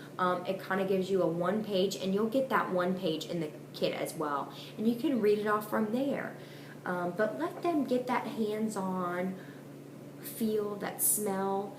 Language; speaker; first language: English; native; English